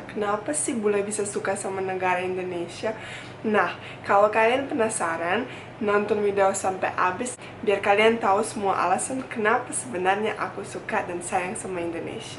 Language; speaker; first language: Indonesian; non-native, fluent; Bosnian